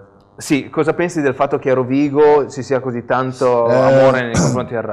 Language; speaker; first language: Italian; native; Italian